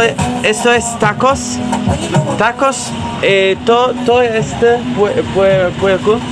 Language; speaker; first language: Spanish; non-native, learner; Italian